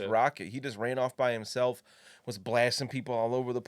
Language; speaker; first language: English; native; English